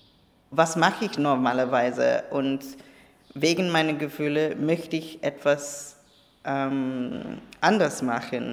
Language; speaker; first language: German; non-native, learner; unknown